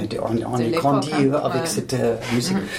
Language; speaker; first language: French; non-native, fluent; German